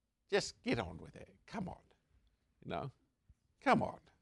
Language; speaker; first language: English; native; English